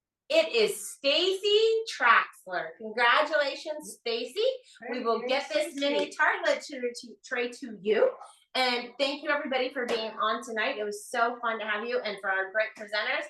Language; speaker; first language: English; native; English